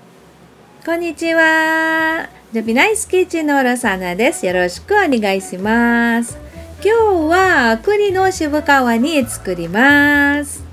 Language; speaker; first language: Japanese; non-native, fluent; Filipino